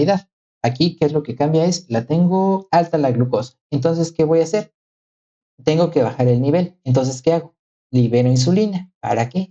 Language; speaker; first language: Spanish; native; Spanish